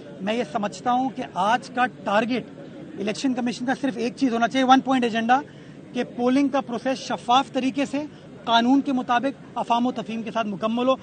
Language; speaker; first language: Urdu; native; Urdu